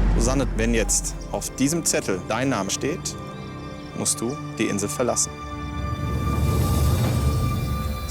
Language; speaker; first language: German; native; German